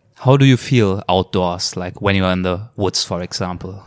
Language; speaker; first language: English; non-native, fluent; German